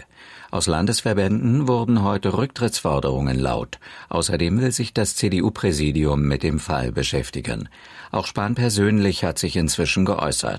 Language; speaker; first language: German; native; German